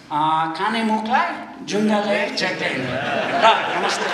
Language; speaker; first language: Nepali; non-native, fluent; English